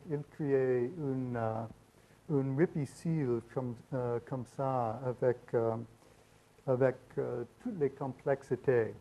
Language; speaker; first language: French; non-native, learner; English